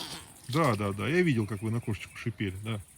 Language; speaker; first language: Russian; native; Russian